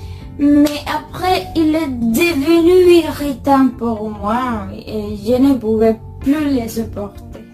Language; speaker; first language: French; non-native, learner; Spanish